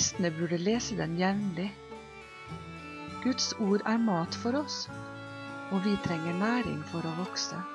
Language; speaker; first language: Norwegian; non-native, fluent; Polish